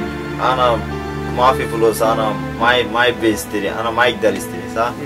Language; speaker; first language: Arabic; non-native, learner; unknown